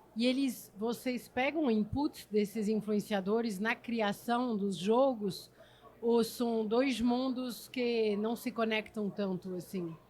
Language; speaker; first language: Portuguese; non-native, fluent; French